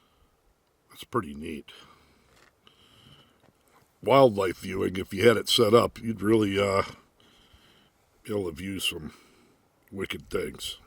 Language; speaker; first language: English; native; English